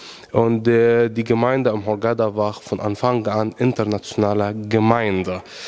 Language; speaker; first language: German; non-native, fluent; Arabic